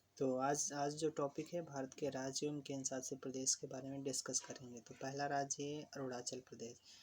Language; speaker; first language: Hindi; native; Hindi